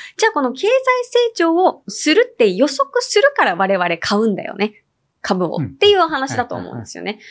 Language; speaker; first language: Japanese; native; Japanese